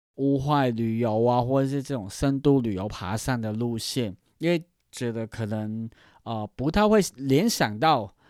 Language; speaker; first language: Chinese; non-native, fluent; Cantonese